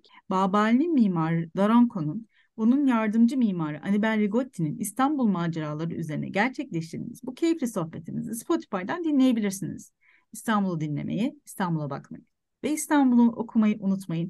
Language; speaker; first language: Turkish; native; Turkish